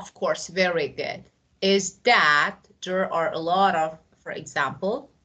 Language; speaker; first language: English; non-native, fluent; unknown